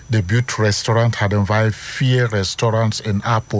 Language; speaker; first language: Dutch; non-native, fluent; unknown